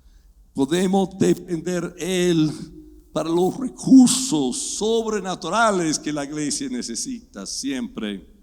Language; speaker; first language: Spanish; non-native, fluent; English